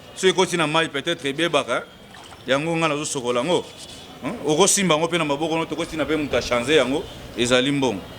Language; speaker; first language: Lingala; non-native, local second language; Kongo